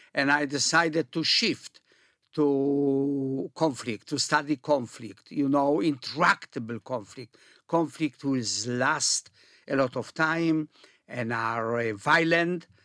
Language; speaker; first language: English; non-native, fluent; Polish